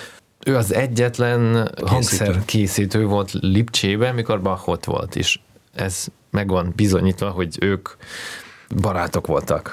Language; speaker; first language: Hungarian; non-native, learner; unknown